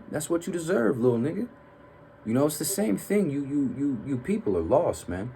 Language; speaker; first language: English; native; English